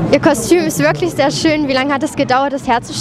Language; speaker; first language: German; native; German